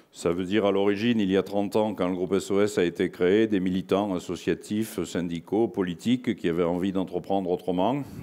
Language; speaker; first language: French; native; French